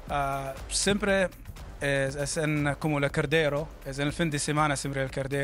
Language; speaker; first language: Spanish; non-native, learner; Arabic